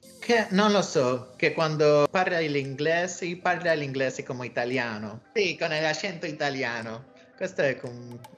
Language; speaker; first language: Italian; non-native, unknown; Spanish